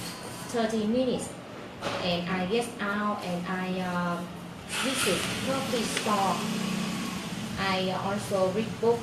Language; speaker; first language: English; non-native, learner; Vietnamese